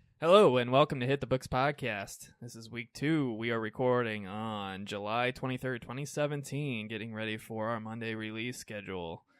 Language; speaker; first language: English; native; English